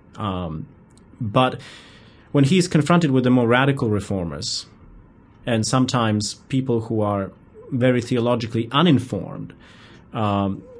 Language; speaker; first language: English; non-native, fluent; Polish